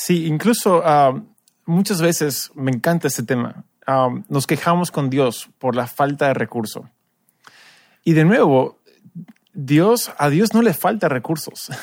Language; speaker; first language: Spanish; early bilingual, other home language; English